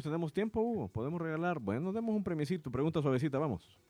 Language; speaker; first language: Spanish; native; Spanish